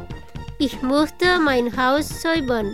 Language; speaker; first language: German; non-native, learner; Indonesian